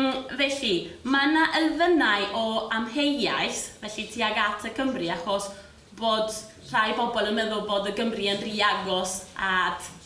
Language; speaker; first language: Welsh; non-native, fluent; Spanish